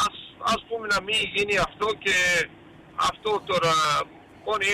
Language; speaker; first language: Greek; early bilingual, heritage; Greek